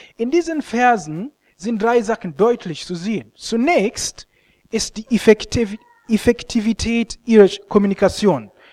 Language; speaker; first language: German; non-native, fluent; Ganda